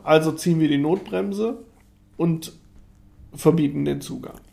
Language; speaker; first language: German; native; German